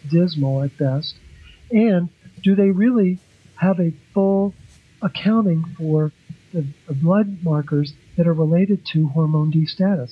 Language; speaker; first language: English; native; English